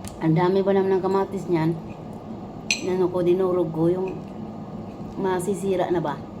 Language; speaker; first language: Filipino; non-native, local second language; Cebuano